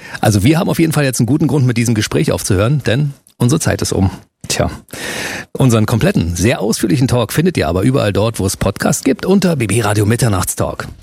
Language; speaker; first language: German; native; German